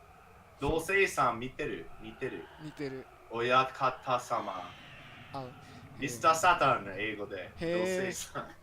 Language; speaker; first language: Japanese; non-native, learner; English